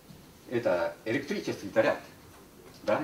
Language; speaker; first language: Russian; non-native, learner; Japanese